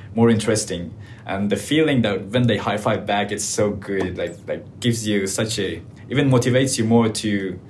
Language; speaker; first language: English; non-native, fluent; Persian